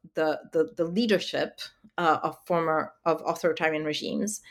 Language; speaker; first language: English; early bilingual, other home language; Polish